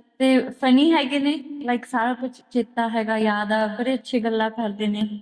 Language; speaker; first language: Punjabi; early bilingual, heritage; Punjabi